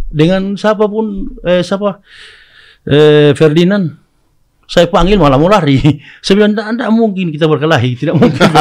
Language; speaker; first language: Indonesian; native; Indonesian